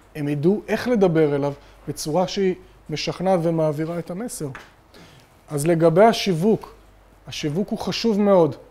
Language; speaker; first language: Hebrew; native; Hebrew